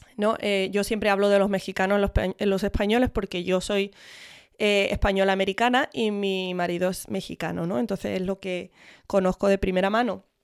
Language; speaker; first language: Spanish; early bilingual, other home language; English